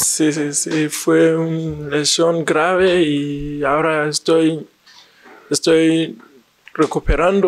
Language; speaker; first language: Spanish; non-native, learner; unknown